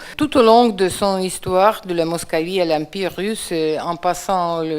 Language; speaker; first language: French; non-native, fluent; Russian